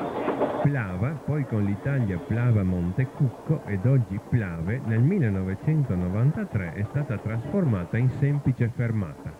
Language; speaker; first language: Italian; native; Italian